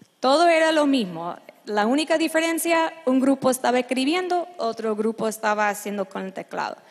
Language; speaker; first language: Spanish; non-native, fluent; English